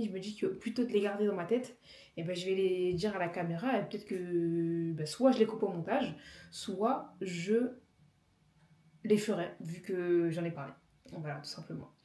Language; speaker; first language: French; native; French